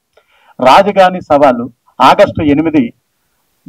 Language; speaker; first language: Telugu; native; Telugu